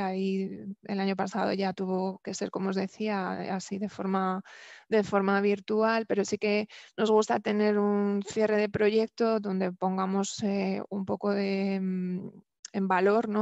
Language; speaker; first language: Spanish; native; Spanish